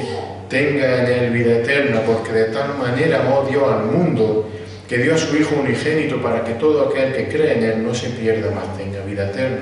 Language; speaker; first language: Spanish; native; Spanish